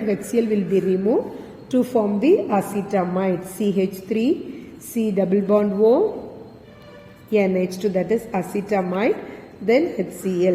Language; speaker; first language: English; non-native, local second language; Tamil